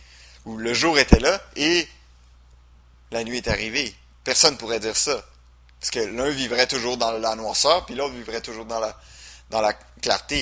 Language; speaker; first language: French; native; French